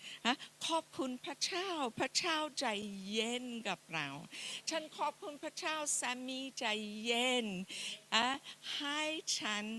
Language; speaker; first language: Thai; non-native, fluent; English